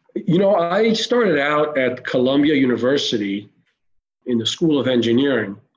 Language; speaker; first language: English; early bilingual, other home language; Hebrew